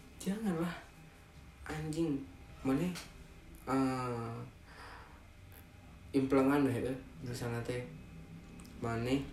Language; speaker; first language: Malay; non-native, local second language; Sundanese